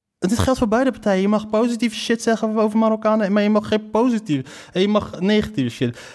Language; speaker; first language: Dutch; early bilingual, other home language; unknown